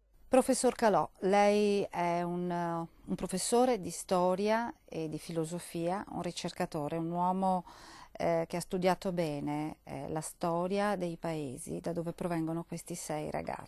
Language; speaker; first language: Italian; native; Italian